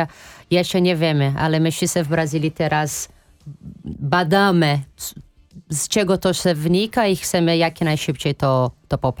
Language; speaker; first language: Polish; non-native, fluent; Portuguese